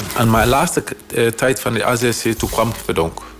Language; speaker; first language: Dutch; non-native, fluent; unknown